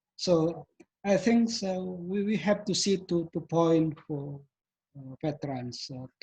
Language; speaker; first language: English; non-native, learner; Indonesian